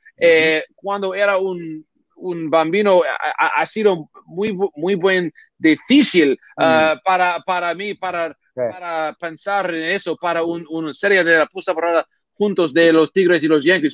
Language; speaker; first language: Spanish; non-native, learner; English